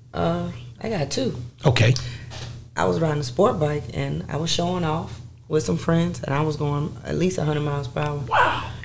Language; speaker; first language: English; native; English